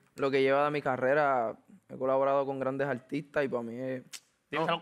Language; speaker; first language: Spanish; native; Spanish